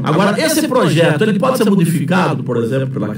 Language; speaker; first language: Portuguese; native; Portuguese